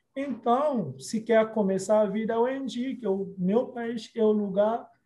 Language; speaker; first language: Portuguese; non-native, fluent; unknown